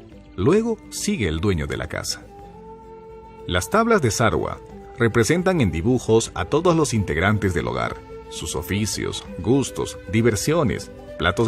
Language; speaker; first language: Spanish; native; Spanish